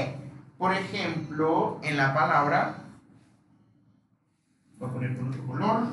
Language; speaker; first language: Spanish; non-native, fluent; Portuguese